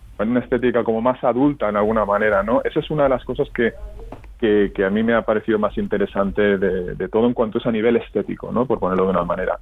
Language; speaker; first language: Spanish; native; Spanish